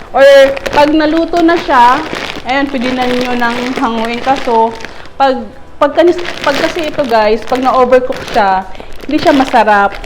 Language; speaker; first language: Filipino; non-native, local second language; Cebuano